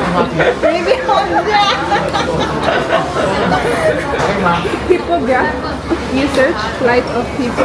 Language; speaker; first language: English; non-native, local second language; Filipino